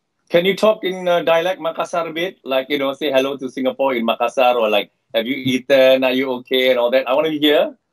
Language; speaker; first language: English; non-native, local second language; Malay